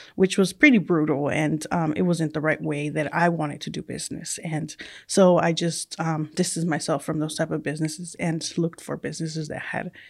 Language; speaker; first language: English; early bilingual, other home language; Spanish